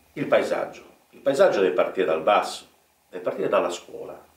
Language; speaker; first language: Italian; native; Italian